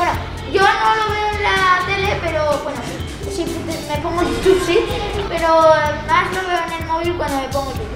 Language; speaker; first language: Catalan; non-native, local second language; Spanish